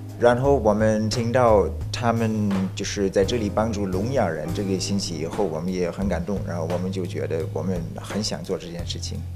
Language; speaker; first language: Chinese; non-native, fluent; German